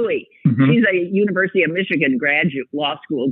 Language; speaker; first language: English; native; English